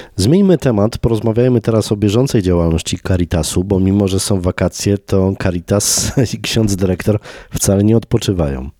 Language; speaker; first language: Polish; native; Polish